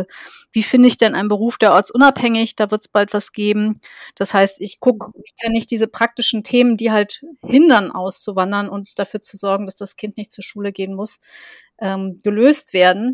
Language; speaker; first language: German; native; German